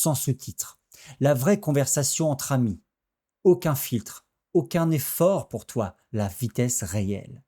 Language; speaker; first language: French; native; French